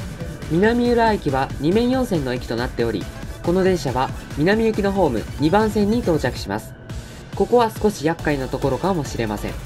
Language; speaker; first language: Japanese; native; Japanese